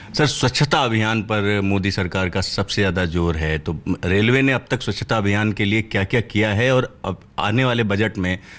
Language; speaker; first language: Hindi; native; Hindi